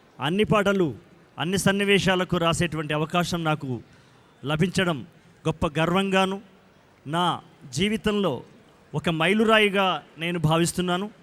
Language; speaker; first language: Telugu; native; Telugu